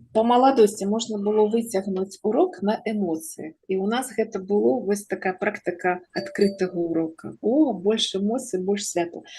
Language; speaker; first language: Belarusian; native; Belarusian